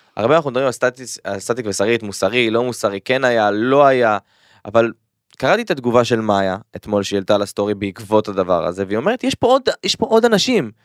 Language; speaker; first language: Hebrew; native; Hebrew